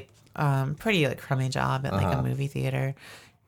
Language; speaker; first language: English; native; English